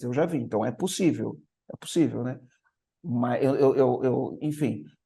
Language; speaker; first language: Portuguese; native; Portuguese